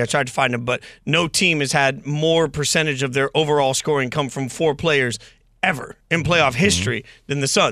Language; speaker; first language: English; native; English